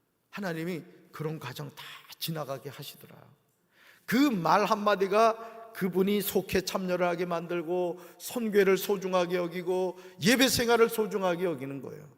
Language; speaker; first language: Korean; native; Korean